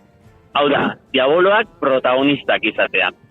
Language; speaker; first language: Basque; non-native, local second language; Spanish